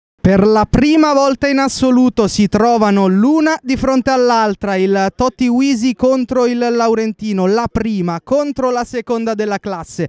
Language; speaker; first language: Italian; native; Italian